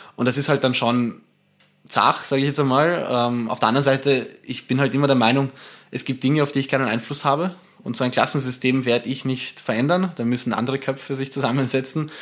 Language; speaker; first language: German; early bilingual, other home language; Romanian